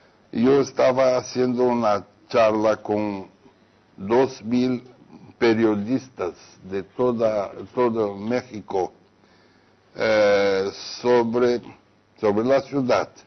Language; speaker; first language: Spanish; non-native, fluent; Portuguese